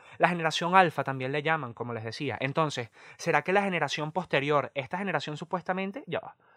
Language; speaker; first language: Spanish; native; Spanish